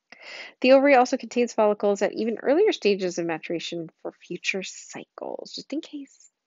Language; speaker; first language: English; native; English